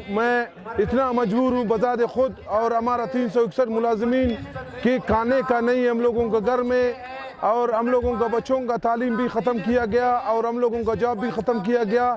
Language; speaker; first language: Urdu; non-native, local second language; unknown